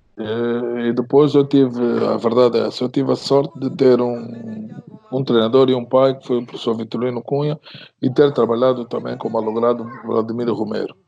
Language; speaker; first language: Portuguese; native; Portuguese